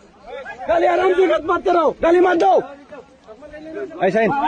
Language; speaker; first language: Hindi; non-native, learner; Bangla